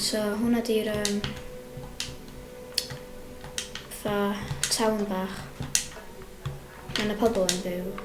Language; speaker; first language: Welsh; native; Welsh